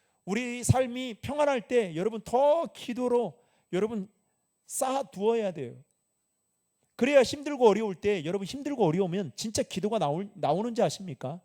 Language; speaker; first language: Korean; native; Korean